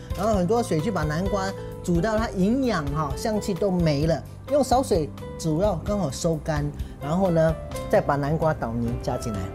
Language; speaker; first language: Chinese; native; Chinese